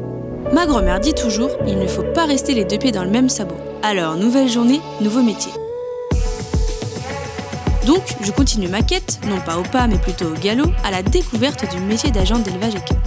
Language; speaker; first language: French; native; French